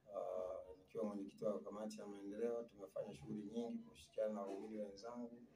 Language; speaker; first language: Swahili; non-native, local second language; Sukuma